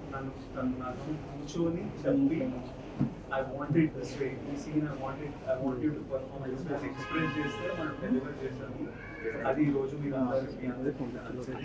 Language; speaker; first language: Telugu; native; Telugu